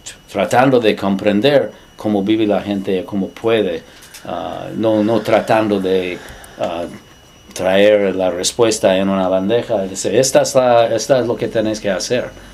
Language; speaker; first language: Spanish; non-native, fluent; English